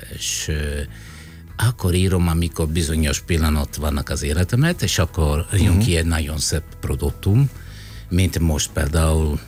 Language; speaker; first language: Hungarian; non-native, fluent; Italian